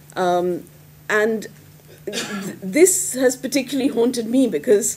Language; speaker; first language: English; non-native, local second language; Hindi